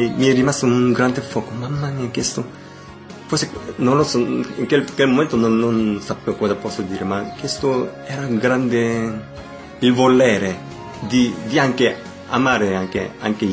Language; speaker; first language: Italian; non-native, learner; Korean